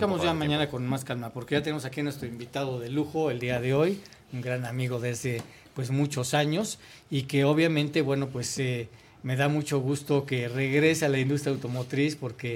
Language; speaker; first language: Spanish; native; Spanish